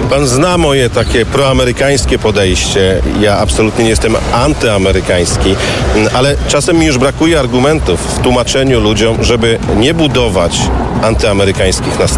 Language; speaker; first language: Polish; native; Polish